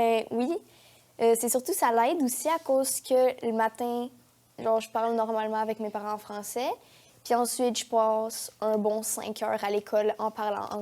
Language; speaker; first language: French; native; French